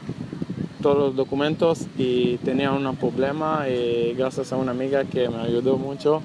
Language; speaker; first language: Spanish; non-native, learner; Hebrew